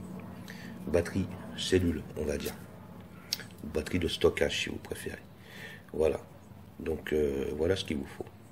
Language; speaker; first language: French; native; French